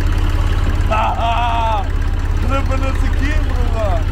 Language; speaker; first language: German; early bilingual, other home language; Albanian